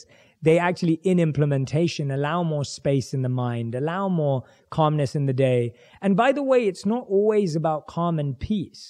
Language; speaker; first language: English; native; English